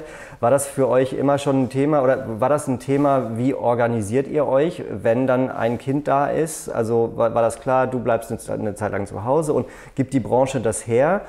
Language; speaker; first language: German; native; German